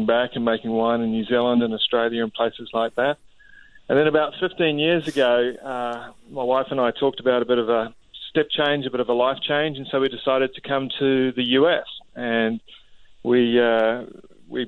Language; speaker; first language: English; native; English